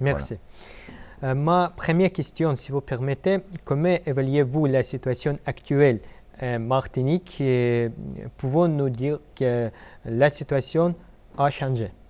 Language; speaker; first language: French; non-native, fluent; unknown